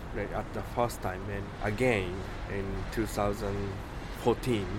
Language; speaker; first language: English; non-native, learner; Japanese